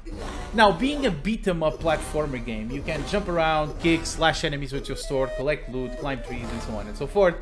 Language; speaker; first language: English; non-native, fluent; Portuguese